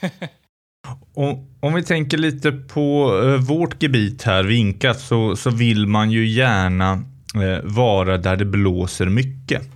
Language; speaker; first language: Swedish; native; Swedish